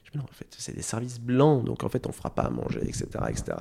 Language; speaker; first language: French; native; French